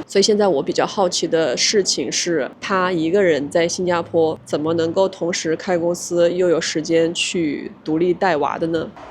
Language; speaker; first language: Chinese; native; Chinese